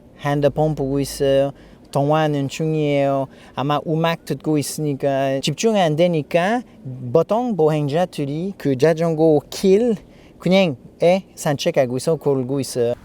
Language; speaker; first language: Korean; non-native, learner; English